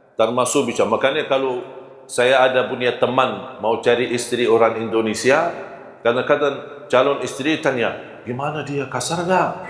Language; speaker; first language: Malay; non-native, fluent; Arabic